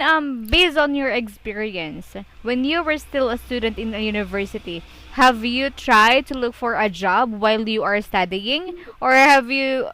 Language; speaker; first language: English; non-native, fluent; Filipino